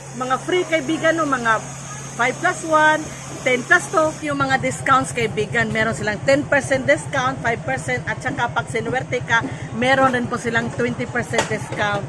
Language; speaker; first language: Filipino; non-native, local second language; Cebuano